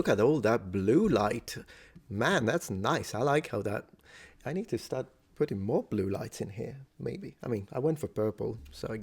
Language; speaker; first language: English; non-native, fluent; Italian